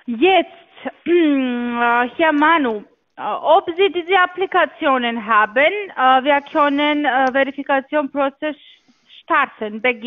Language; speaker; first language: German; non-native, learner; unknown